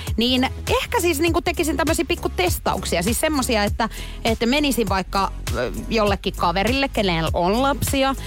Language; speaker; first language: Finnish; native; Finnish